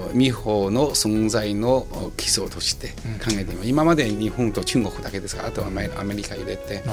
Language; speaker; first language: Japanese; non-native, fluent; Chinese